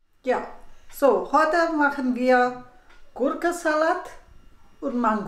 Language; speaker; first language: German; non-native, learner; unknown